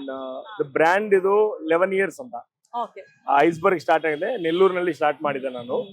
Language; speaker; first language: Kannada; non-native, learner; Telugu